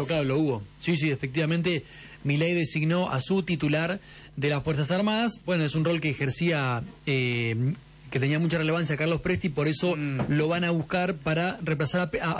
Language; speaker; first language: Spanish; native; Spanish